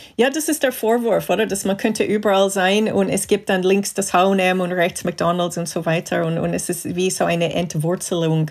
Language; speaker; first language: German; non-native, fluent; English